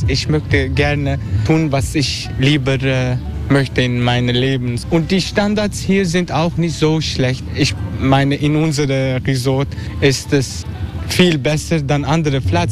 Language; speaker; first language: German; non-native, learner; Dutch